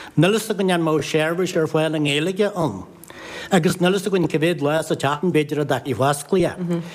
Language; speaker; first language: Irish; native; Irish